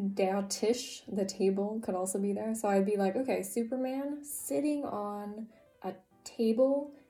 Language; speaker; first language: English; native; English